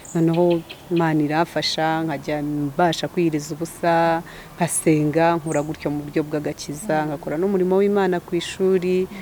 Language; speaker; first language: Kinyarwanda; early bilingual, heritage; Kinyarwanda